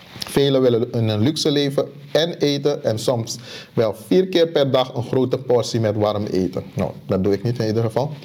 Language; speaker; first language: Dutch; native; Dutch